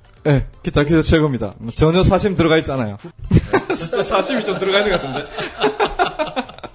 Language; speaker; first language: Korean; native; Korean